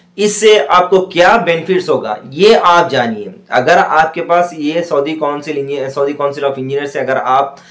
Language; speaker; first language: Hindi; non-native, local second language; Urdu